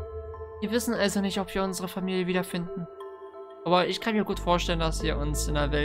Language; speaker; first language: German; native; German